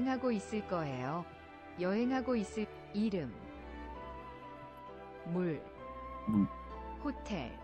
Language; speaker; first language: Korean; non-native, learner; English